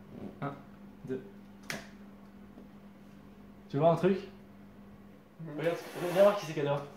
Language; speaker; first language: French; native; French